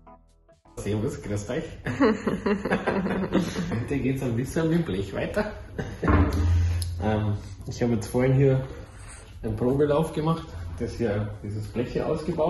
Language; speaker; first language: German; native; German